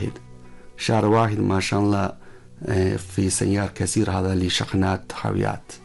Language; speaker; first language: Arabic; non-native, learner; Chinese